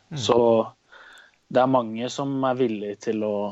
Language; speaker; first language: Norwegian; native; Norwegian